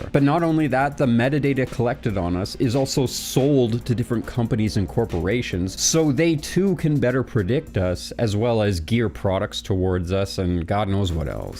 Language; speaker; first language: English; native; English